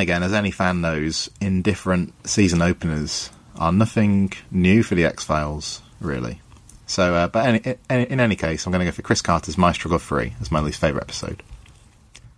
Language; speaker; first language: English; native; English